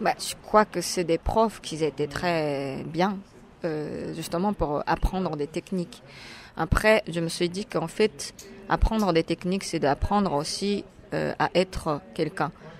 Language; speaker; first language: French; non-native, fluent; Japanese